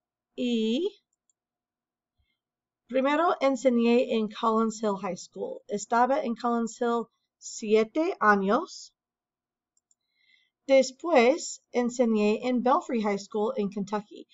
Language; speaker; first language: Spanish; non-native, fluent; English